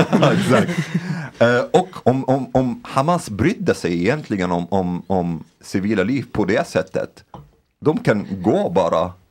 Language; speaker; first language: Swedish; non-native, fluent; Arabic